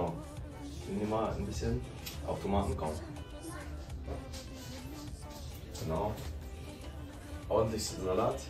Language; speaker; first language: German; native; German